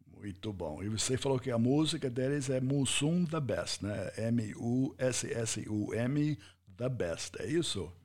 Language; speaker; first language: Portuguese; non-native, fluent; English